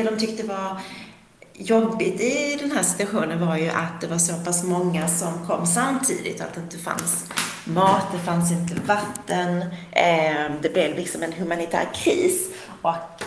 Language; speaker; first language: Swedish; native; Swedish